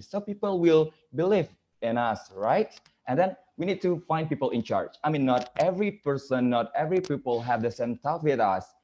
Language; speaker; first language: English; non-native, learner; Indonesian